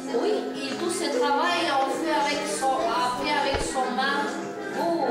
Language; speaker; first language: French; non-native, fluent; Latvian